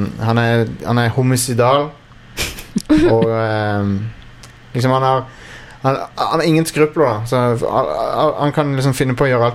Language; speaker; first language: Norwegian; native; Norwegian